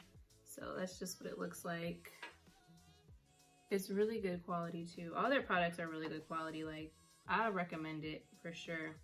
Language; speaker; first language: English; native; English